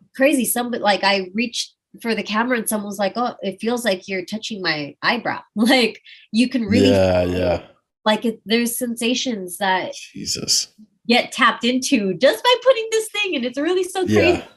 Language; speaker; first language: English; native; English